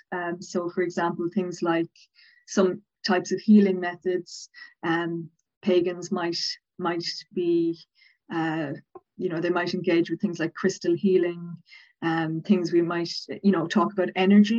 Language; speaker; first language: English; native; English